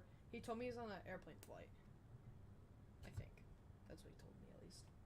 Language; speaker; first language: English; native; English